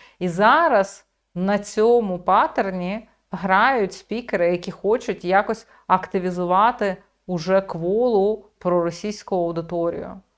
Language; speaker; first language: Ukrainian; native; Ukrainian